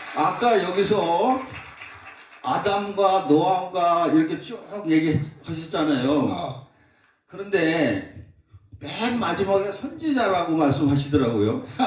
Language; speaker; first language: Korean; native; Korean